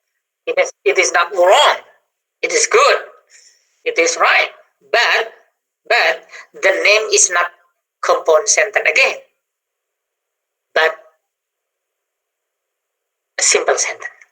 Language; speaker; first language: English; non-native, fluent; Indonesian